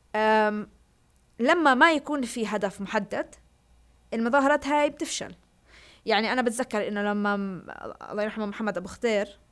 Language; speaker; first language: Arabic; early bilingual, heritage; Arabic